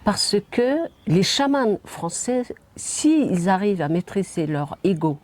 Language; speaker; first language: French; non-native, fluent; Mongolian